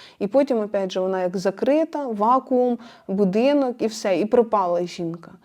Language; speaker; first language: Ukrainian; non-native, local second language; Russian